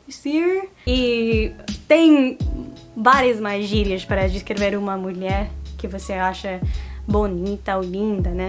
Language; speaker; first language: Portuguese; non-native, fluent; English